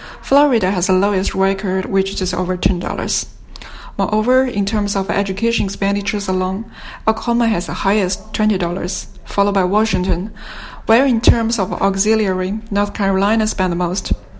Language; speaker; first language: English; non-native, fluent; Chinese